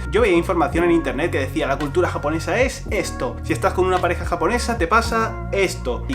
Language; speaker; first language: Spanish; native; Spanish